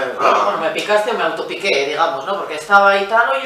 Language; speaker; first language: Spanish; native; Spanish